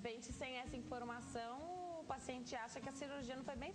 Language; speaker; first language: Portuguese; native; Portuguese